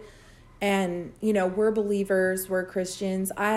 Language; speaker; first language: English; native; English